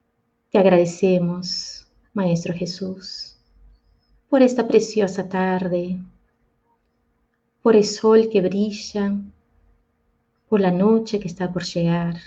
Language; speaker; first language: Spanish; native; Spanish